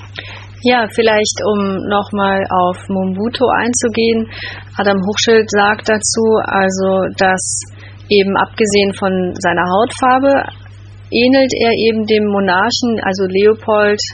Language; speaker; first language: German; native; German